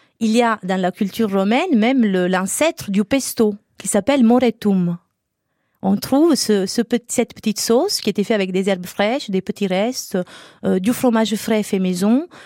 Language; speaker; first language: French; non-native, fluent; Italian